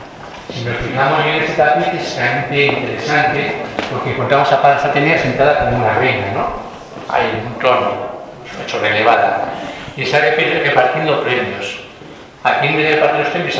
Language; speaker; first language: Spanish; native; Spanish